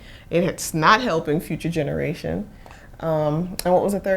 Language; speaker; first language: English; native; English